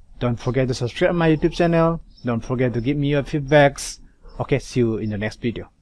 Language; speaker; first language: English; non-native, local second language; Manipuri